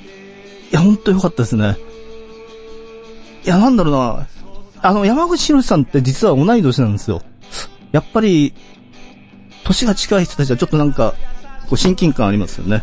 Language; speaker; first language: Japanese; native; Japanese